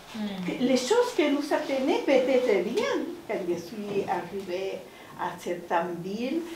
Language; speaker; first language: French; non-native, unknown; Spanish